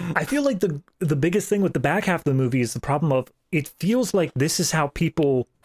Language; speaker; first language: English; native; English